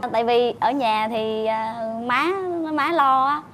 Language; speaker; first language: Vietnamese; native; Vietnamese